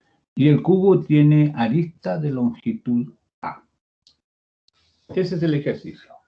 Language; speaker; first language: Spanish; native; Spanish